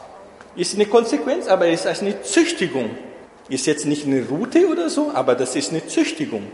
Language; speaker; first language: German; non-native, fluent; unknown